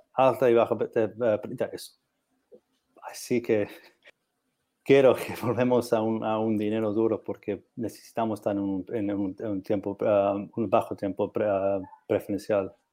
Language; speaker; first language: Spanish; non-native, learner; English